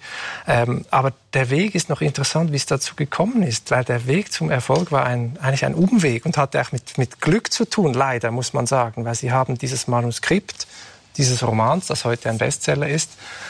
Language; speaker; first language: German; native; German